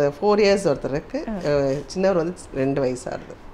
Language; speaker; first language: Tamil; native; Tamil